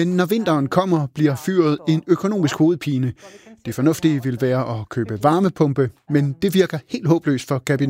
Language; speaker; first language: Danish; native; Danish